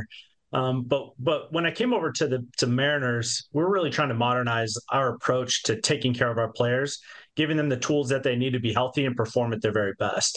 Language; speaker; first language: English; native; English